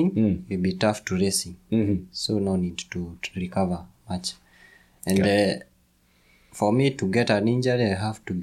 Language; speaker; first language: English; non-native, local second language; Kikuyu